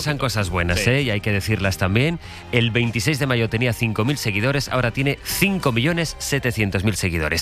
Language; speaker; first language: Spanish; native; Spanish